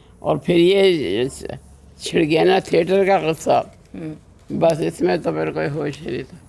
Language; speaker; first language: Urdu; native; Urdu